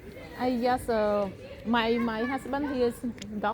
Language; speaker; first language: English; non-native, learner; Khmer